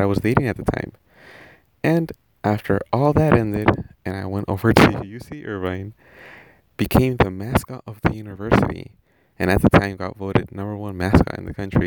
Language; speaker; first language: English; early bilingual, other home language; Spanish